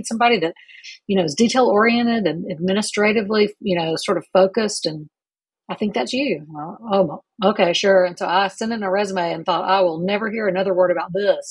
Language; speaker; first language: English; native; English